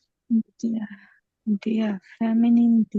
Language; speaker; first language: German; non-native, learner; Hindi